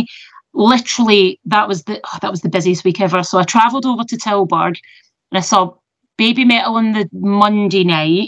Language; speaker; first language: English; native; English